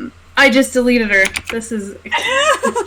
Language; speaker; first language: English; native; English